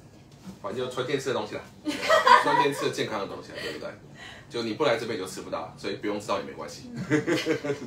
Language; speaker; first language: Chinese; native; Chinese